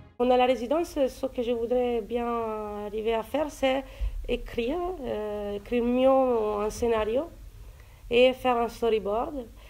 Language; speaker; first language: French; non-native, fluent; Italian